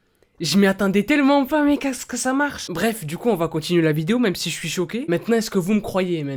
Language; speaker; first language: French; native; French